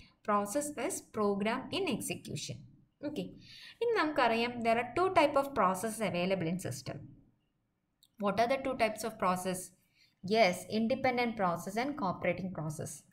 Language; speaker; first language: English; non-native, local second language; Malayalam